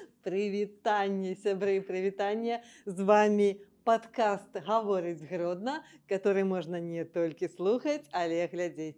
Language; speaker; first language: Belarusian; native; Belarusian